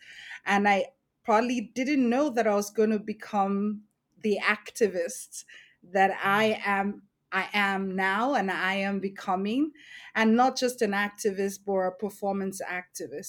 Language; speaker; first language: English; non-native, local second language; Esan